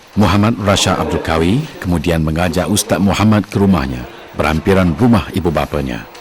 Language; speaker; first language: Malay; native; Malay